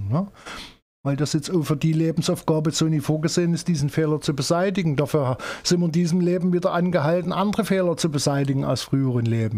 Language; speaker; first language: German; native; German